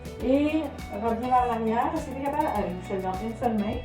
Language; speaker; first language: French; native; French